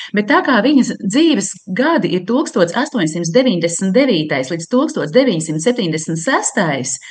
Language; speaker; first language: Latvian; native; Latvian